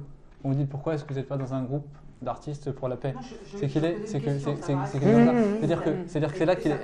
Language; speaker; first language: French; native; French